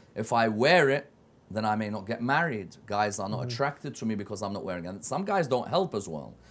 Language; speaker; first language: English; native; English